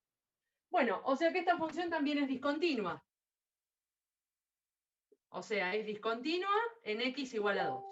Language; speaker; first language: Spanish; native; Spanish